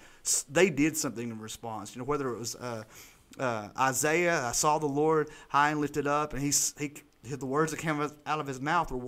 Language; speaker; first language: English; native; English